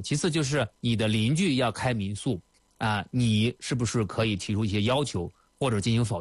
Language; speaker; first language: Chinese; native; Chinese